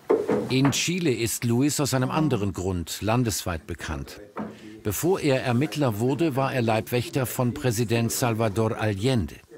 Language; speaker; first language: German; native; German